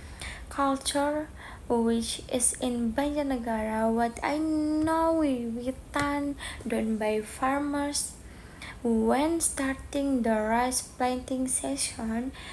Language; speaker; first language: English; non-native, learner; Indonesian